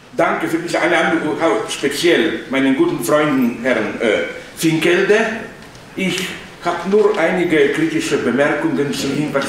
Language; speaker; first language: German; non-native, fluent; Slovenian